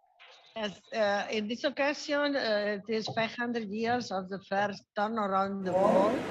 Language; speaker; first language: English; non-native, learner; Spanish